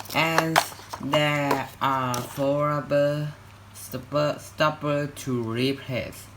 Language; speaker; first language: English; non-native, learner; Thai